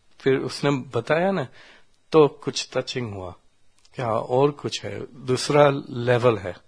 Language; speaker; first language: Hindi; non-native, learner; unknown